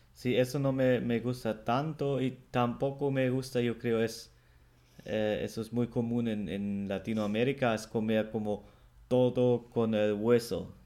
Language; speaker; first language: Spanish; non-native, fluent; German